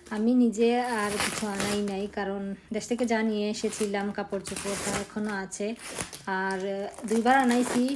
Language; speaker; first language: Bangla; native; Bangla